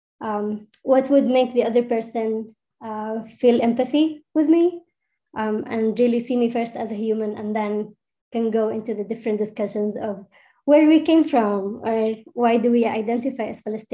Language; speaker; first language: English; non-native, fluent; Arabic